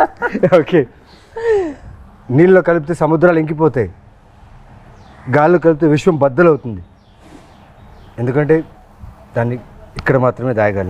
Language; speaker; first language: Telugu; native; Telugu